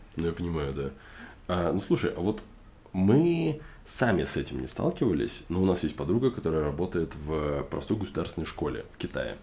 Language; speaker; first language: Russian; native; Russian